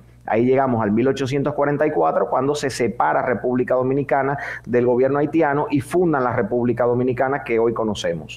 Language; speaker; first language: Spanish; native; Spanish